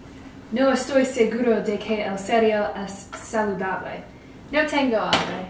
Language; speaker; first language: Spanish; non-native, learner; English